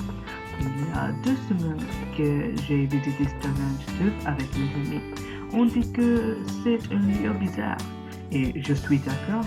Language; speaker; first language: French; non-native, learner; English